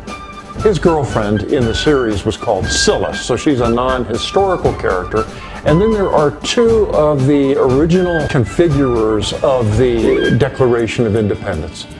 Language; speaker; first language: English; native; English